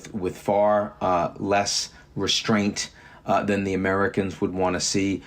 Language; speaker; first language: English; native; English